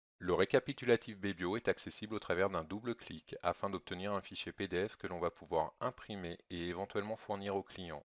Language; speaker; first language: French; native; French